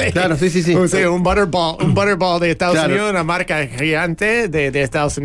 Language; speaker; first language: Spanish; non-native, fluent; English